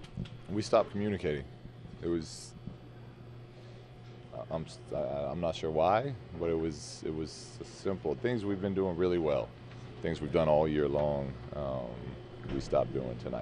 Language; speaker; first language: English; native; English